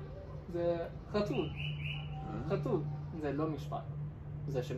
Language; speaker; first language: Hebrew; non-native, learner; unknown